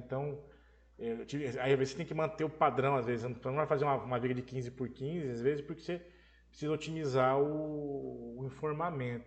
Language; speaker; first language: Portuguese; native; Portuguese